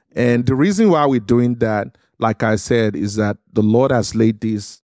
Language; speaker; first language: English; non-native, local second language; Yoruba